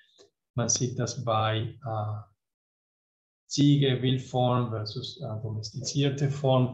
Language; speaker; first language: German; non-native, fluent; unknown